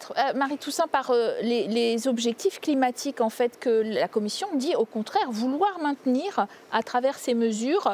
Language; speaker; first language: French; native; French